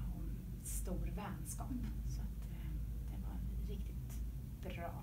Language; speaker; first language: Swedish; native; Swedish